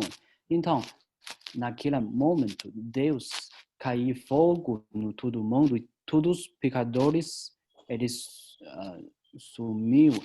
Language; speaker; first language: Portuguese; non-native, learner; Chinese